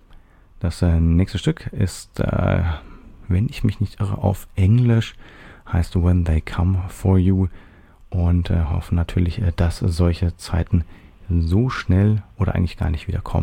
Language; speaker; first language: German; native; German